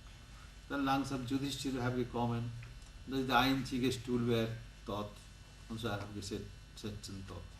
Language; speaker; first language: German; non-native, learner; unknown